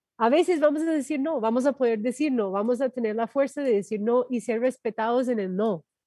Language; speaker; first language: Spanish; non-native, fluent; English